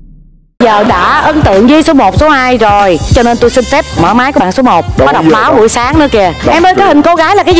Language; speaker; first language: Vietnamese; native; Vietnamese